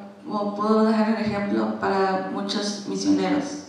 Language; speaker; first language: Spanish; non-native, learner; English